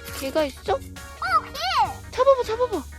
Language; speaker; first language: Korean; native; Korean